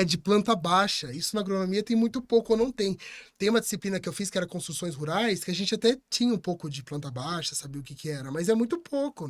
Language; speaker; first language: Portuguese; native; Portuguese